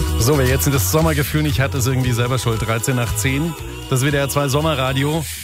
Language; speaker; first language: German; native; German